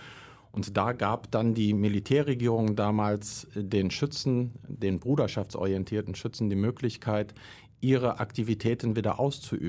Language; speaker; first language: German; native; German